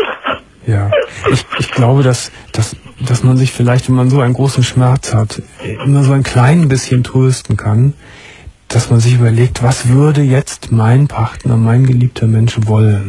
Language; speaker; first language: German; native; German